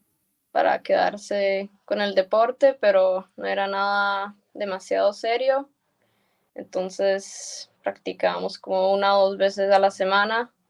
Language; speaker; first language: Spanish; early bilingual, heritage; Spanish